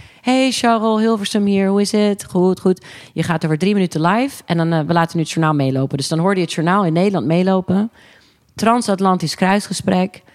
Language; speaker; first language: Dutch; early bilingual, other home language; English